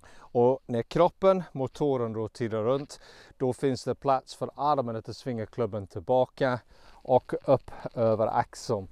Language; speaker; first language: Swedish; non-native, fluent; English